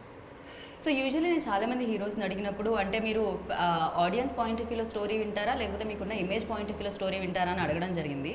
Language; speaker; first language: Telugu; native; Telugu